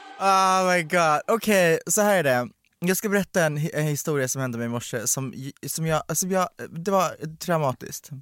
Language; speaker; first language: Swedish; native; Swedish